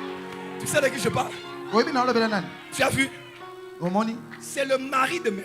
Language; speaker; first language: French; non-native, local second language; Lingala